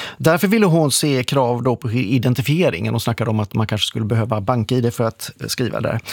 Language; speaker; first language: Swedish; native; Swedish